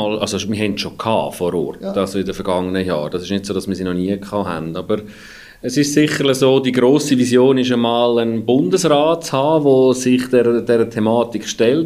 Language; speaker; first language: German; native; German